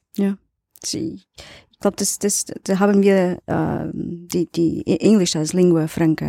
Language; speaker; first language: German; non-native, learner; Portuguese